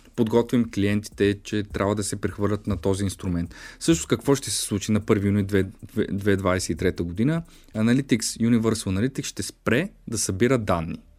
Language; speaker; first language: Bulgarian; native; Bulgarian